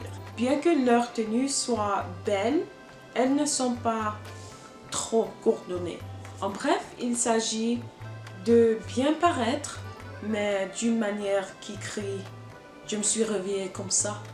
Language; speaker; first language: French; non-native, learner; English